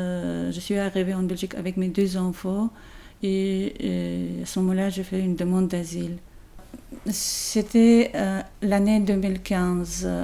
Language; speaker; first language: French; non-native, learner; Chechen